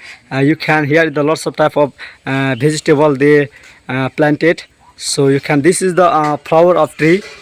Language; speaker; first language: English; non-native, learner; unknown